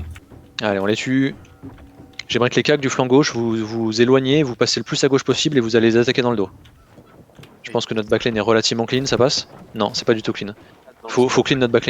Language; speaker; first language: French; native; French